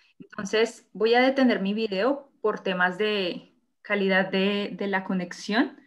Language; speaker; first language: Spanish; native; Spanish